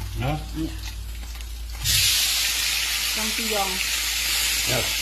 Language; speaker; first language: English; non-native, learner; Thai